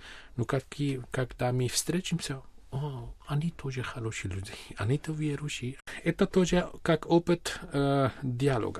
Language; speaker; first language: Russian; non-native, learner; Armenian